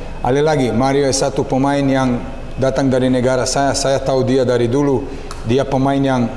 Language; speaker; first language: Indonesian; non-native, learner; Serbian